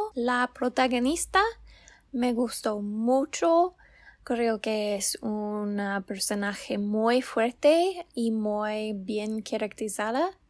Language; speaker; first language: Spanish; non-native, learner; English